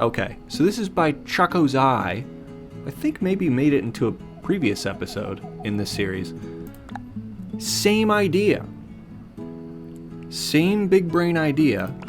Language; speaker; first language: English; native; English